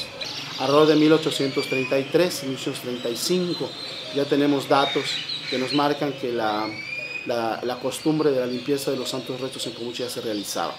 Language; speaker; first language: Spanish; native; Spanish